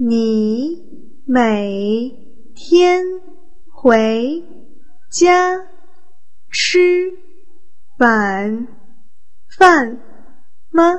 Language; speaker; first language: Chinese; non-native, fluent; Vietnamese